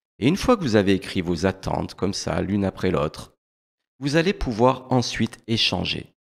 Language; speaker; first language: French; native; French